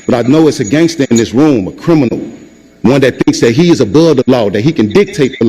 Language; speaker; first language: English; native; English